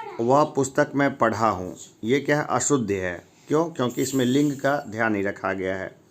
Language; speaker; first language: Hindi; native; Hindi